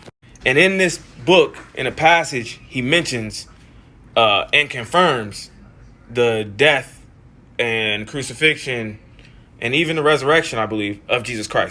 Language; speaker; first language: English; native; English